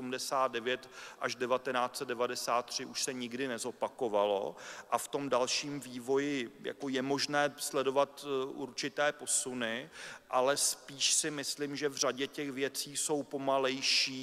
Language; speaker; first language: Czech; native; Czech